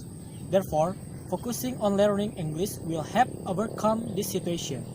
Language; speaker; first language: English; non-native, learner; Indonesian